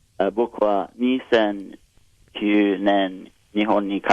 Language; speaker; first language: Japanese; non-native, learner; English